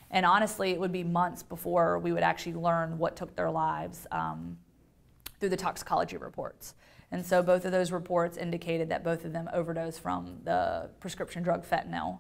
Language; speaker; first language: English; native; English